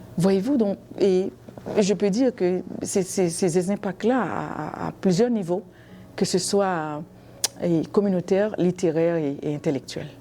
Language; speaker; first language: French; non-native, local second language; Haitian Creole